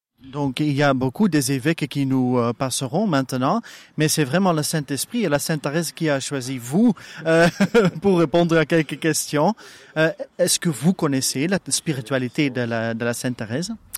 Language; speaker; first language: French; non-native, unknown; Dutch